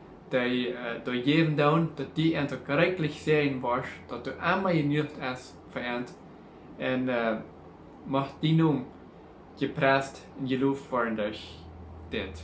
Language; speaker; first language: German; non-native, learner; Plautdietsch